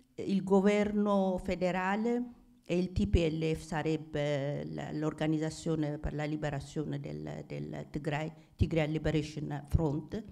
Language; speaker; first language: Italian; non-native, fluent; Amharic